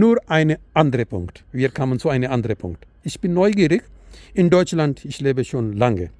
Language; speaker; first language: German; non-native, learner; Urdu